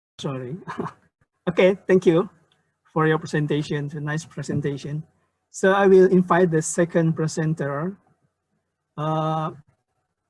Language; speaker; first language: English; non-native, learner; Indonesian